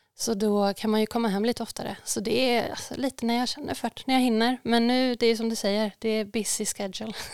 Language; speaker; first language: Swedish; native; Swedish